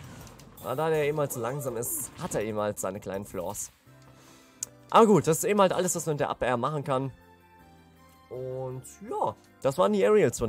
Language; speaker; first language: German; native; German